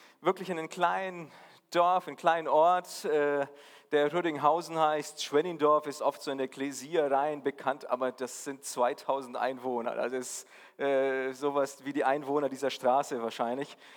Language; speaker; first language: German; non-native, fluent; Portuguese